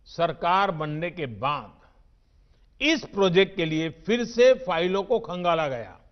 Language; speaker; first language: Hindi; native; Hindi